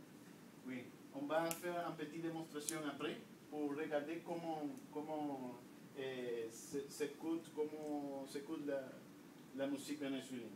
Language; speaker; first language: French; non-native, learner; Spanish